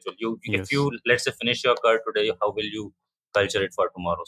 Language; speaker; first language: English; non-native, local second language; Hindi